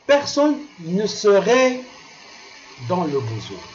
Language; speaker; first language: French; non-native, local second language; Arabic